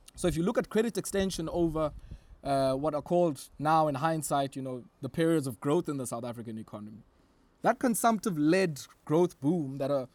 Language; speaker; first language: English; non-native, local second language; Xhosa